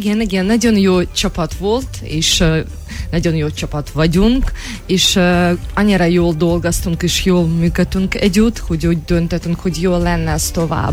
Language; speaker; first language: Hungarian; non-native, fluent; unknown